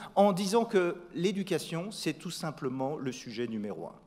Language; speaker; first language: French; native; French